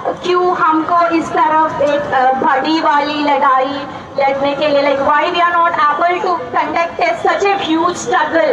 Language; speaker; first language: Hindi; non-native, local second language; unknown